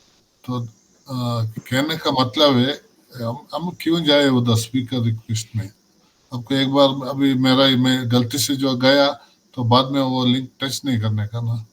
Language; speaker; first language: Hindi; non-native, local second language; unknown